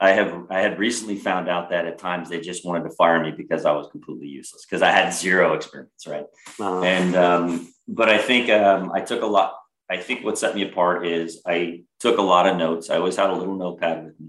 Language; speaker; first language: English; native; English